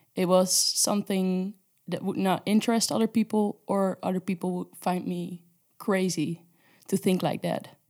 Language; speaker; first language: English; non-native, fluent; Dutch